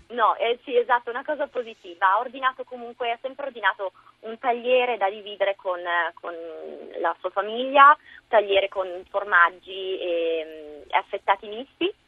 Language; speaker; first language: Italian; native; Italian